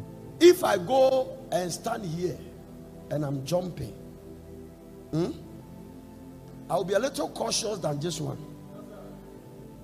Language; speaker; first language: English; non-native, local second language; Akan